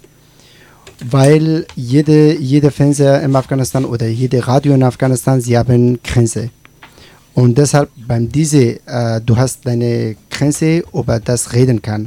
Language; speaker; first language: German; non-native, learner; Persian